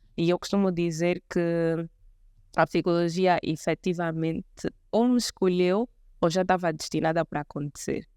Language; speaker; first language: Portuguese; native; Portuguese